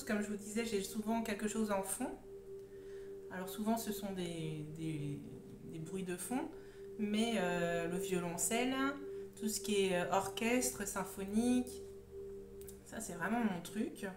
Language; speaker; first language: French; native; French